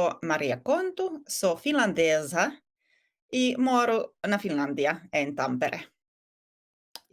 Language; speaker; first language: Portuguese; non-native, fluent; Finnish